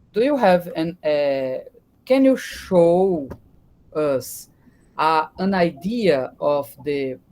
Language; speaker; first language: English; non-native, learner; Portuguese